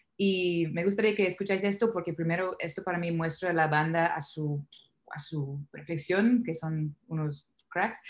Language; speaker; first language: Spanish; non-native, fluent; English